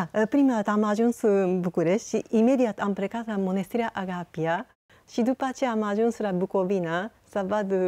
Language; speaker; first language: Romanian; non-native, fluent; Japanese